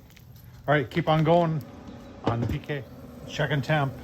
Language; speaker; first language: English; native; English